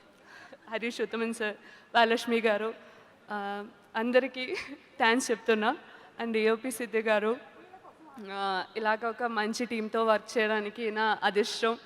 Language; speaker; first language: Telugu; non-native, learner; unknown